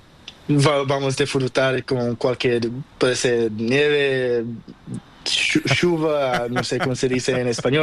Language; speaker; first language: Spanish; non-native, learner; Portuguese